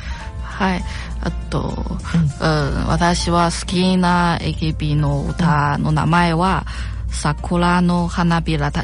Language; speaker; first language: Japanese; non-native, learner; Chinese